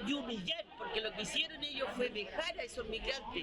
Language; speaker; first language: Spanish; native; Spanish